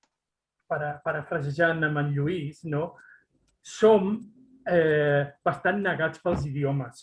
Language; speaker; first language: Catalan; non-native, local second language; Spanish